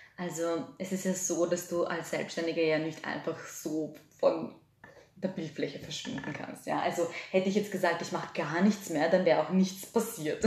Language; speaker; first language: German; early bilingual, other home language; Serbian